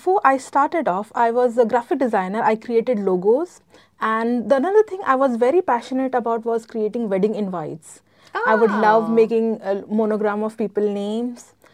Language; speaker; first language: English; non-native, local second language; Gujarati